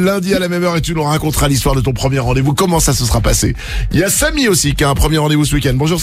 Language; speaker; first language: French; native; French